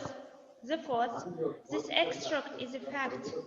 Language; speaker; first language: English; non-native, fluent; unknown